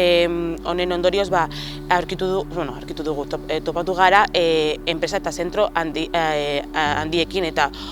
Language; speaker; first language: Basque; non-native, local second language; Spanish